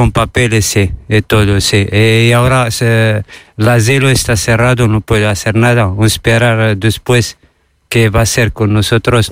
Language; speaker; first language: Spanish; non-native, learner; Arabic